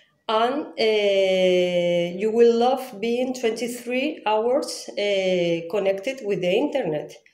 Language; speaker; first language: English; non-native, fluent; Spanish